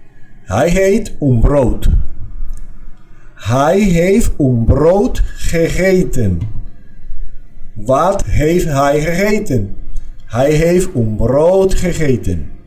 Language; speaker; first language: Dutch; non-native, fluent; Spanish